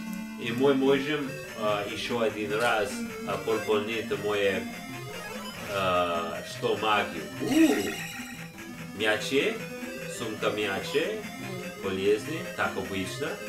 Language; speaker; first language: Russian; non-native, learner; English